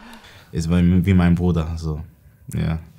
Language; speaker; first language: German; non-native, learner; Swedish